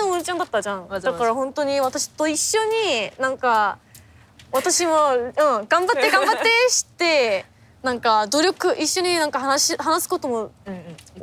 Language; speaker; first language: Japanese; non-native, fluent; Korean